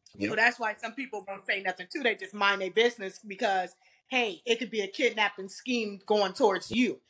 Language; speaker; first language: English; native; English